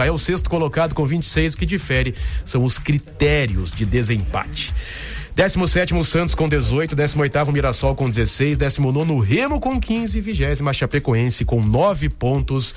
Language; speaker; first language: Portuguese; native; Portuguese